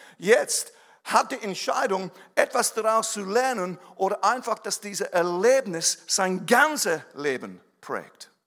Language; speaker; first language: German; non-native, fluent; English